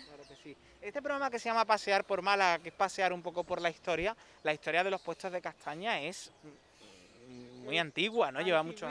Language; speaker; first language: Spanish; native; Spanish